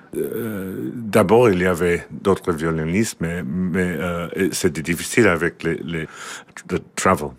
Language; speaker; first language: French; non-native, learner; English